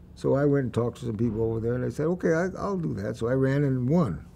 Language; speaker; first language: English; native; English